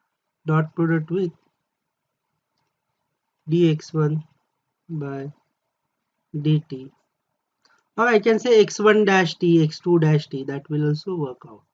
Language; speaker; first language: English; non-native, local second language; Marathi